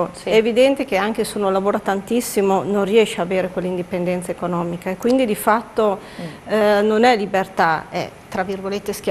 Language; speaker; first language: Italian; native; Italian